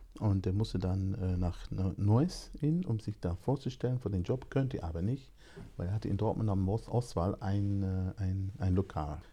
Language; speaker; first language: German; non-native, fluent; English